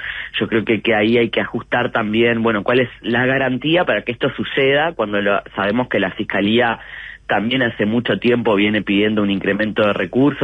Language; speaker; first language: Spanish; native; Spanish